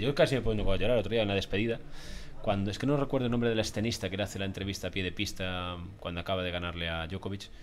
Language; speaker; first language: Spanish; native; Spanish